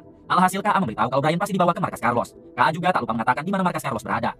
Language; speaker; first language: Indonesian; native; Indonesian